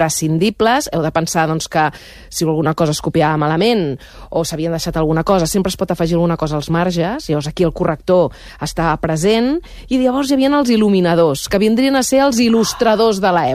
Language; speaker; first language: Catalan; native; Catalan